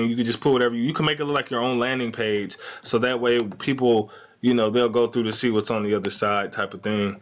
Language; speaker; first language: English; native; English